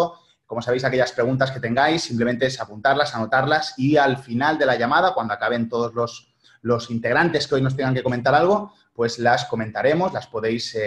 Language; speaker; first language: Spanish; native; Spanish